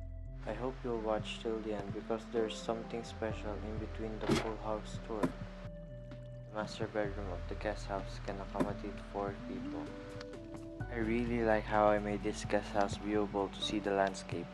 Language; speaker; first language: English; non-native, local second language; Filipino